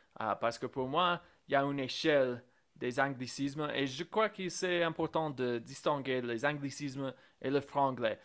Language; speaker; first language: French; non-native, fluent; English